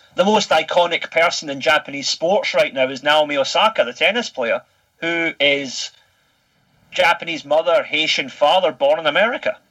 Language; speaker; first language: English; native; English